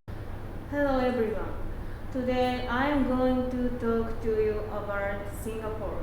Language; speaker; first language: English; non-native, learner; Japanese